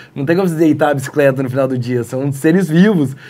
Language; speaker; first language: Portuguese; early bilingual, heritage; Portuguese